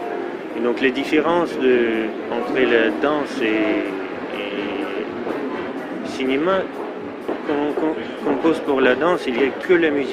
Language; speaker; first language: French; non-native, fluent; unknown